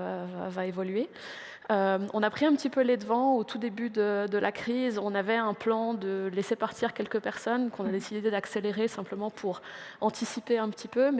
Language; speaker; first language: French; native; French